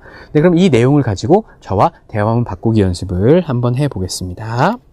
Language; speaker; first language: Korean; native; Korean